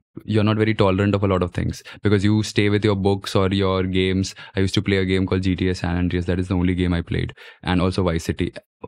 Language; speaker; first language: English; non-native, local second language; Gujarati